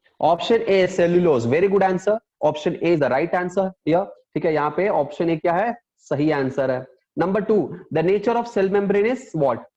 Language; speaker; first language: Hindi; non-native, local second language; Punjabi